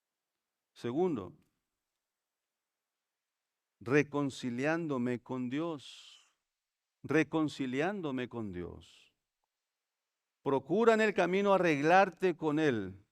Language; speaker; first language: Spanish; native; Spanish